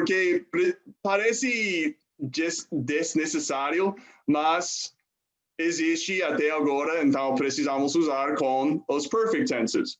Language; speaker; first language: Portuguese; non-native, fluent; English